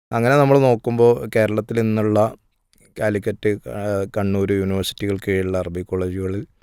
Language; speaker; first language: Malayalam; native; Malayalam